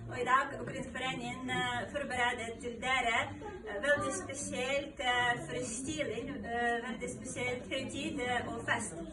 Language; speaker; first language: Norwegian; non-native, learner; Ukrainian